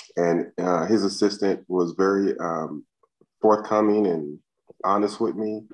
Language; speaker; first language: English; native; English